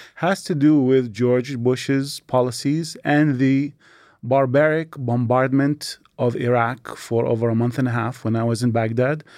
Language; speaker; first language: English; non-native, fluent; Arabic